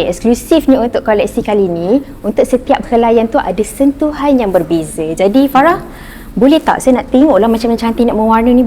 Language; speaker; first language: Malay; native; Malay